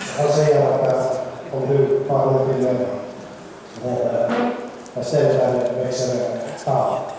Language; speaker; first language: Swedish; non-native, fluent; Finnish